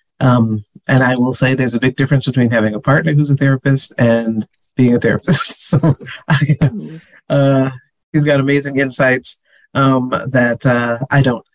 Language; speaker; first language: English; native; English